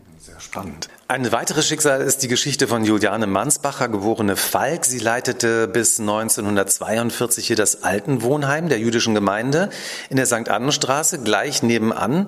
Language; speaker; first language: German; native; German